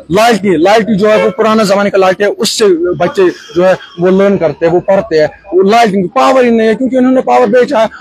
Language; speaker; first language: Hindi; non-native, local second language; Kashmiri